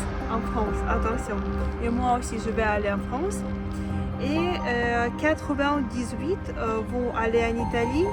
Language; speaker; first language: French; non-native, fluent; Russian